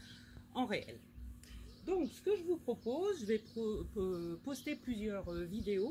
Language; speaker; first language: French; native; French